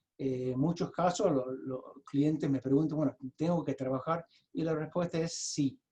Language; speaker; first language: Spanish; early bilingual, heritage; Spanish